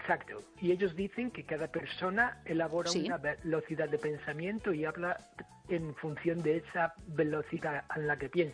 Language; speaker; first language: Spanish; non-native, fluent; English